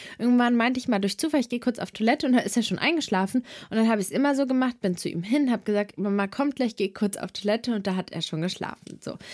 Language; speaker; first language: German; early bilingual, other home language; Serbian